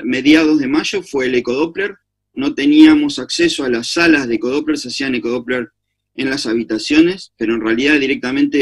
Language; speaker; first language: Spanish; native; Spanish